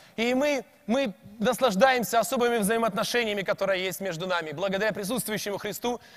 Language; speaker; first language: Russian; native; Russian